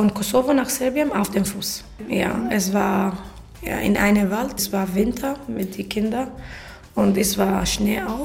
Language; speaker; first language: German; non-native, learner; Arabic